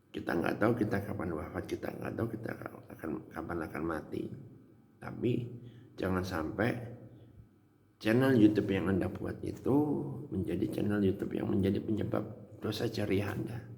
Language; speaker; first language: Indonesian; native; Indonesian